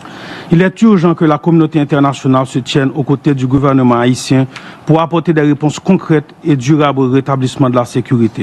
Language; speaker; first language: French; non-native, local second language; Haitian Creole